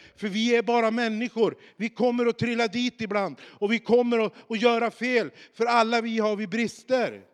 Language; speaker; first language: Swedish; native; Swedish